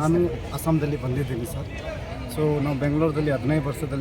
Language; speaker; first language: Kannada; non-native, local second language; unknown